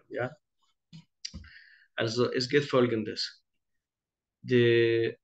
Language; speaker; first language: German; non-native, fluent; Hebrew